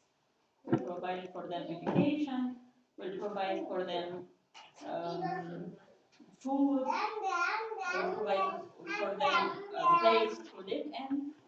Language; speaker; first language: English; non-native, learner; Arabic